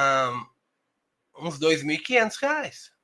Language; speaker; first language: Portuguese; native; Portuguese